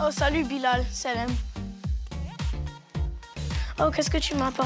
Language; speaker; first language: French; early bilingual, other home language; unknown